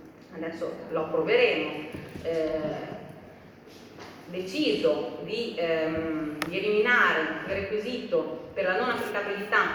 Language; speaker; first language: Italian; native; Italian